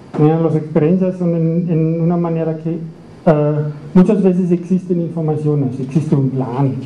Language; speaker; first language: Spanish; non-native, fluent; German